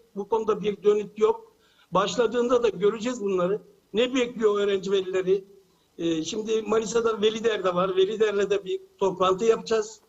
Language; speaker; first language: Turkish; native; Turkish